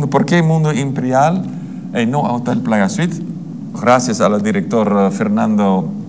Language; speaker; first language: Spanish; non-native, learner; Dutch